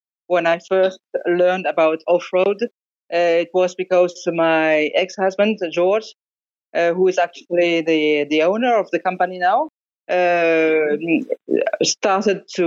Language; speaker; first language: English; non-native, fluent; French